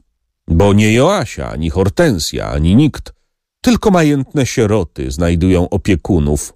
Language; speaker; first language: Polish; native; Polish